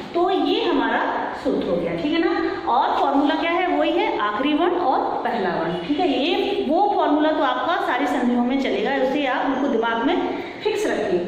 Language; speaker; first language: Hindi; native; Hindi